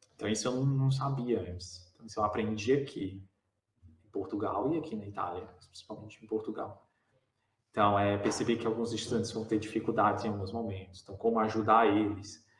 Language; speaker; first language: Portuguese; native; Portuguese